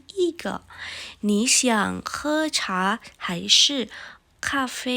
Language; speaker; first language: Chinese; non-native, fluent; Indonesian